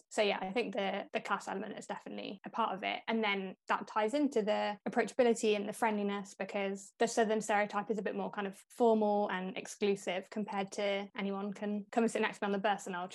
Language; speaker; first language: English; native; English